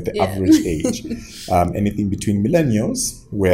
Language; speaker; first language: English; non-native, local second language; Bemba